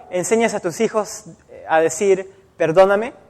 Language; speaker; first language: Spanish; native; Spanish